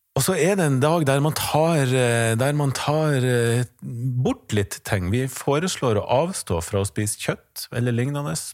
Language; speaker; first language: Norwegian; native; Norwegian